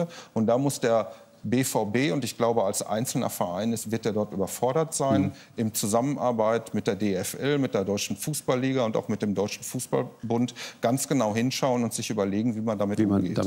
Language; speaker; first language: German; native; German